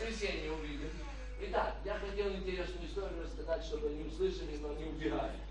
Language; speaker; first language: Polish; non-native, learner; Russian